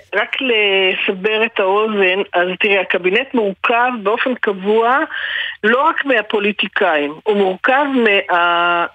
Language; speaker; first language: Hebrew; native; Hebrew